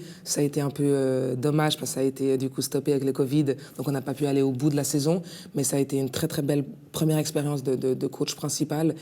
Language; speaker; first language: French; native; French